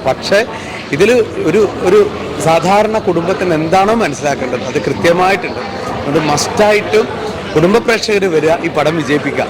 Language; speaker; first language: Malayalam; native; Malayalam